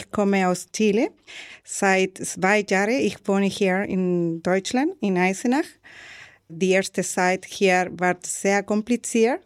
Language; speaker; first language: German; non-native, learner; Spanish